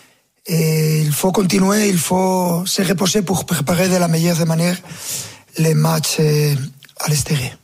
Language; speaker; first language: French; non-native, fluent; Spanish